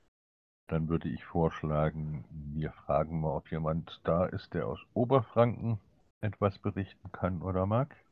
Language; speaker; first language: German; native; German